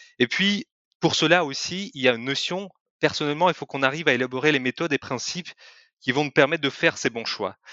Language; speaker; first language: French; non-native, fluent; Russian